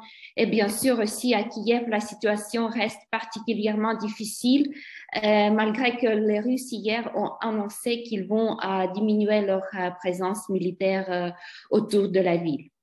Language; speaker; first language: French; non-native, fluent; Ukrainian